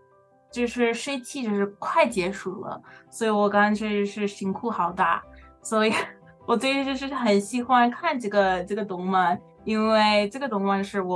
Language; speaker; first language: Chinese; early bilingual, heritage; Chinese